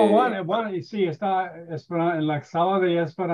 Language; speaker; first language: Spanish; non-native, learner; English